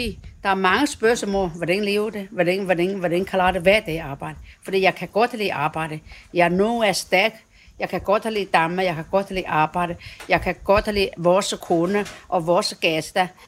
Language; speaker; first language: Danish; non-native, learner; Chinese